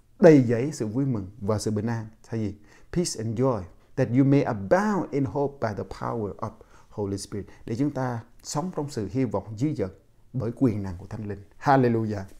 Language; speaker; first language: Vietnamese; non-native, local second language; Jarai